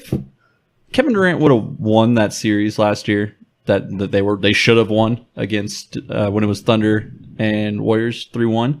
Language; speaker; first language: English; native; English